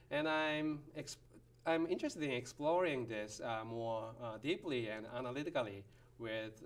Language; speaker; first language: English; non-native, fluent; Japanese